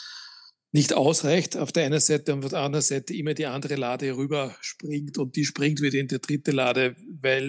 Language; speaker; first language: German; native; German